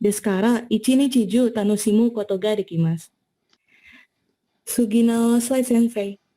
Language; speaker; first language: Japanese; non-native, learner; Indonesian